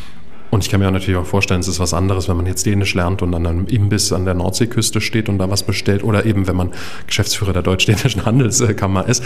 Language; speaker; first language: German; native; German